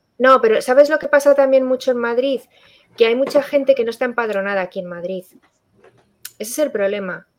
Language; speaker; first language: Spanish; native; Spanish